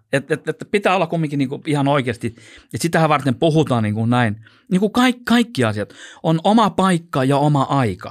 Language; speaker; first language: Finnish; non-native, local second language; Swedish